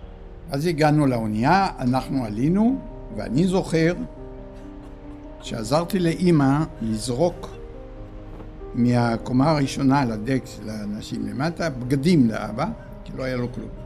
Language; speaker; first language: Hebrew; early bilingual, other home language; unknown